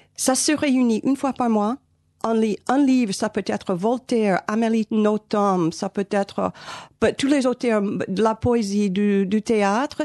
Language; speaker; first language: French; non-native, fluent; English